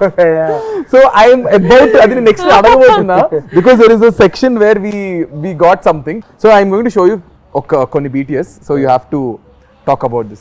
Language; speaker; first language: Telugu; native; Telugu